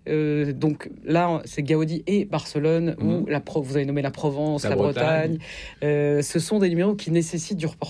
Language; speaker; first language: French; native; French